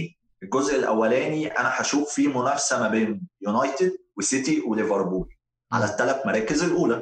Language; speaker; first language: Arabic; native; Arabic